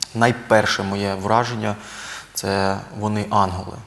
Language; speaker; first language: Ukrainian; native; Ukrainian